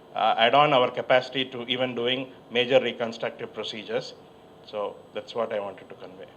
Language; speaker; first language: English; non-native, local second language; Telugu